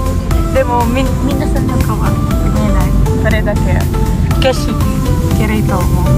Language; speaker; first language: Japanese; non-native, learner; Filipino